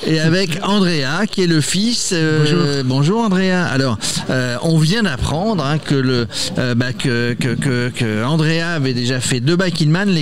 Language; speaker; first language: French; native; French